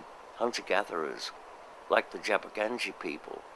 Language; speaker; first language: English; native; English